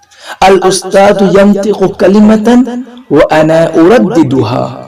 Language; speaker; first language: Arabic; non-native, fluent; Urdu